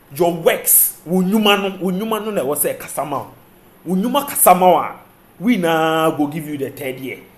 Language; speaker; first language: English; non-native, local second language; Akan